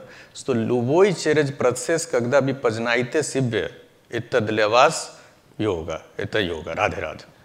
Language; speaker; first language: Russian; non-native, learner; Hindi